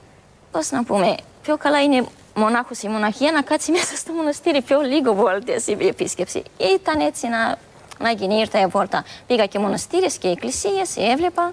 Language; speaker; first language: Greek; non-native, learner; Romanian